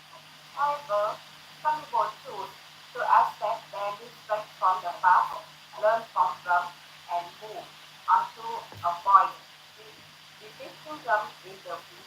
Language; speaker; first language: English; non-native, learner; Thai